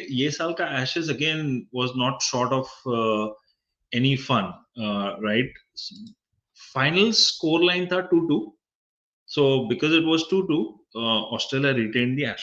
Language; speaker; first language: English; non-native, local second language; Hindi